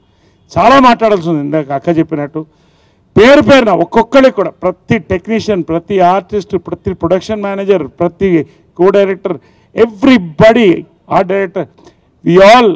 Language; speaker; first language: Telugu; native; Telugu